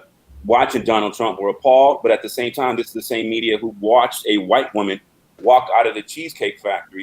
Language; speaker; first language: English; native; English